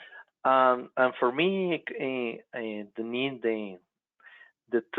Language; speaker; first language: English; non-native, local second language; Spanish